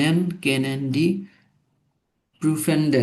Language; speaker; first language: German; non-native, learner; Bangla